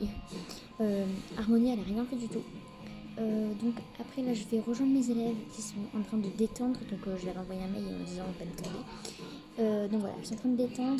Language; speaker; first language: French; native; French